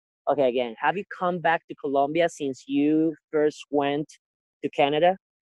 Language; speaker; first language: English; non-native, fluent; Spanish